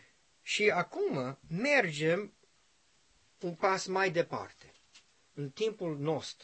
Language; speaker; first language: Romanian; non-native, learner; English